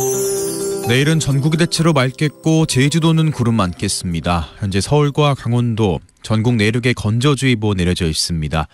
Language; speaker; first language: Korean; native; Korean